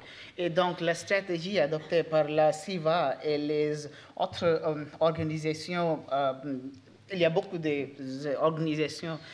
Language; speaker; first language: French; non-native, learner; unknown